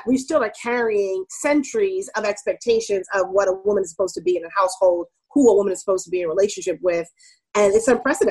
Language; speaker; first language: English; native; English